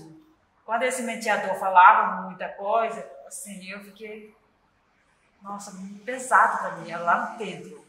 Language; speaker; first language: Portuguese; non-native, learner; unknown